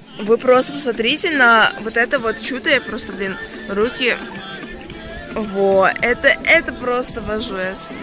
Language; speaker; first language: Russian; non-native, local second language; Azerbaijani